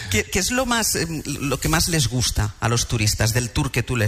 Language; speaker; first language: Spanish; native; Spanish